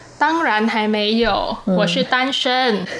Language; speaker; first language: Chinese; non-native, fluent; Vietnamese